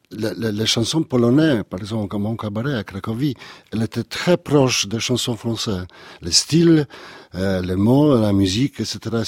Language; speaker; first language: French; non-native, learner; Polish